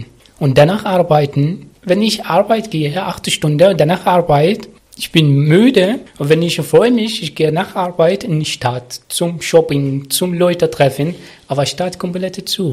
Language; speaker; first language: German; non-native, learner; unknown